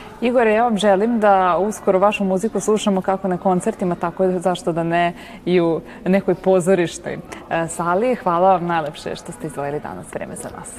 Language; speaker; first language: Serbian; native; Serbian